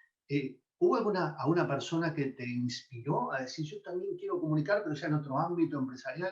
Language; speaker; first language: Spanish; native; Spanish